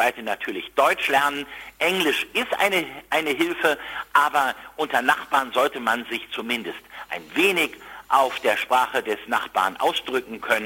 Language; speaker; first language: German; native; German